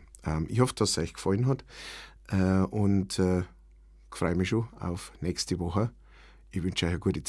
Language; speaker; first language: German; native; German